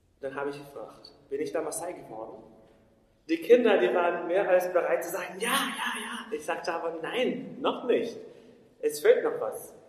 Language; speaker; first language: German; non-native, fluent; Portuguese